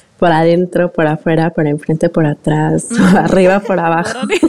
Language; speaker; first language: Spanish; early bilingual, heritage; Spanish